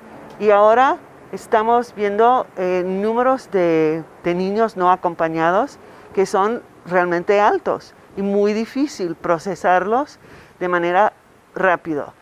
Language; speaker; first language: Spanish; non-native, fluent; English